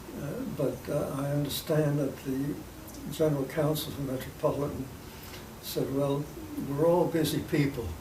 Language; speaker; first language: English; native; English